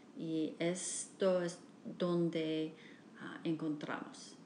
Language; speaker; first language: Spanish; non-native, learner; English